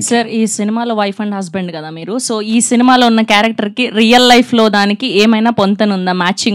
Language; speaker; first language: Telugu; native; Telugu